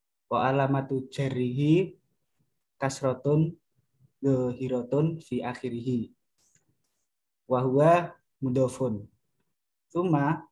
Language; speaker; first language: Arabic; non-native, learner; Indonesian